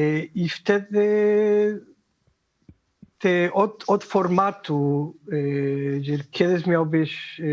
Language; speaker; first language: Polish; non-native, fluent; Spanish